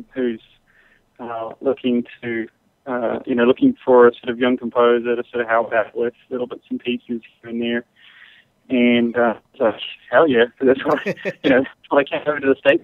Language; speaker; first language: English; native; English